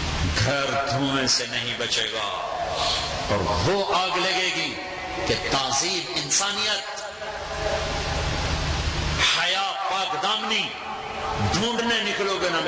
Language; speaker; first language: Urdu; non-native, local second language; Punjabi